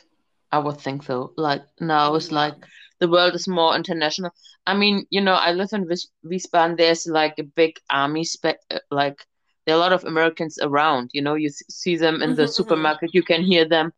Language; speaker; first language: English; non-native, fluent; German